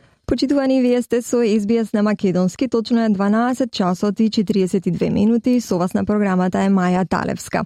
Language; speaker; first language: Macedonian; native; Macedonian